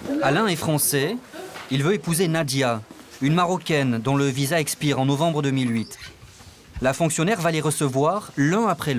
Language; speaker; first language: French; native; French